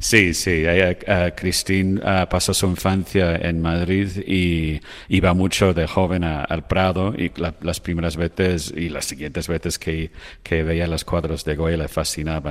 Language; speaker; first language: Spanish; non-native, fluent; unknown